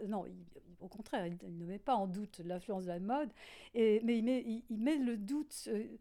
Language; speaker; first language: French; native; French